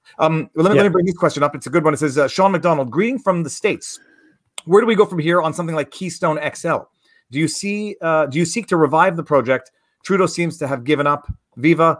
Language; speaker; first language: English; native; English